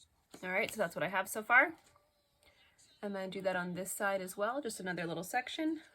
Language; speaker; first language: English; native; English